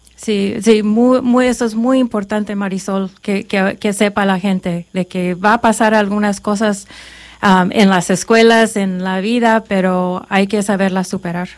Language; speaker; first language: Spanish; native; Spanish